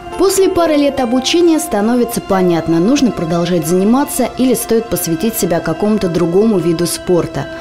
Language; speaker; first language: Russian; native; Russian